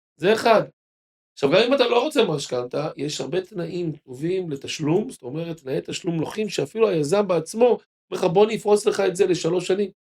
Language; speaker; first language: Hebrew; native; Hebrew